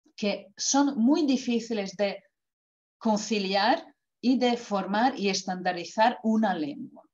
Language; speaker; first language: Spanish; non-native, fluent; Croatian